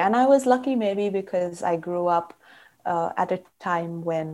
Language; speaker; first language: English; non-native, local second language; Kannada